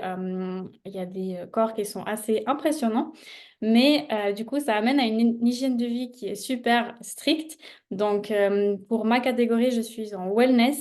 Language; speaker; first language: French; native; French